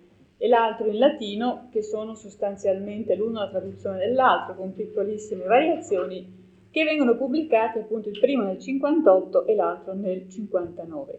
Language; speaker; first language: Italian; native; Italian